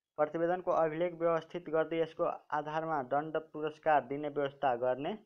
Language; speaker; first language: Nepali; non-native, local second language; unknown